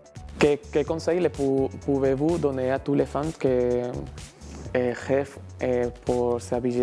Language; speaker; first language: French; non-native, learner; Spanish